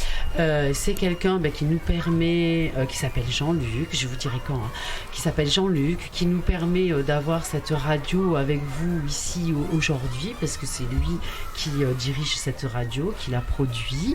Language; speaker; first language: French; native; French